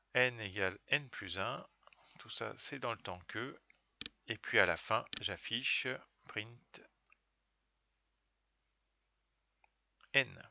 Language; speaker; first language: French; native; French